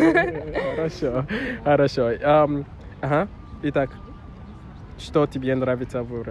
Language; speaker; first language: Russian; non-native, learner; English